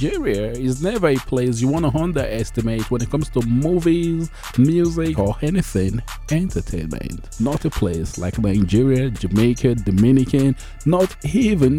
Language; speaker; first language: English; non-native, local second language; Igbo